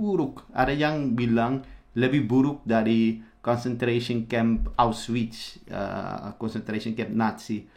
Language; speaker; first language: Indonesian; non-native, fluent; Dutch